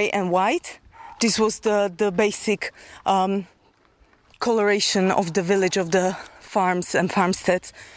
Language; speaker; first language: English; non-native, fluent; Slovak